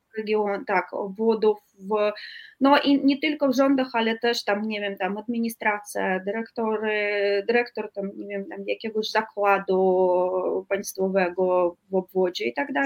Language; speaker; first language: Polish; non-native, fluent; Russian